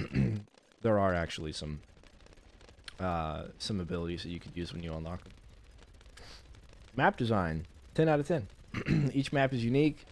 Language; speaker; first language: English; native; English